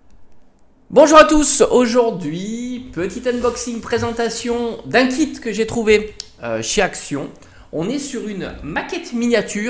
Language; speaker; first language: French; native; French